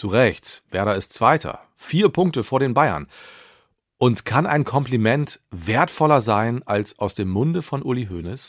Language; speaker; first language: German; native; German